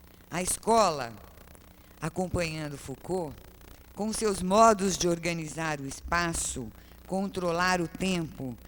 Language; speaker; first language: Portuguese; native; Portuguese